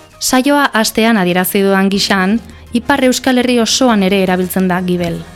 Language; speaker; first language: Basque; native; Basque